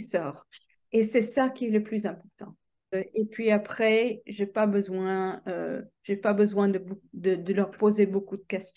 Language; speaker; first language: French; non-native, fluent; English